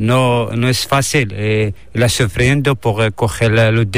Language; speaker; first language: Spanish; non-native, learner; Arabic